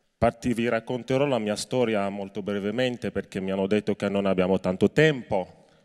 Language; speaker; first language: Italian; non-native, fluent; French